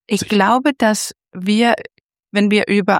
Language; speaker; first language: German; non-native, fluent; Danish